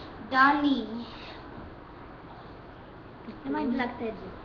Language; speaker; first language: Hebrew; early bilingual, other home language; Russian